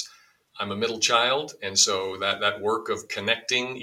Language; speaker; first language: English; native; English